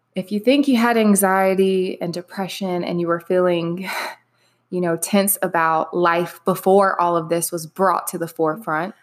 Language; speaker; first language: English; native; English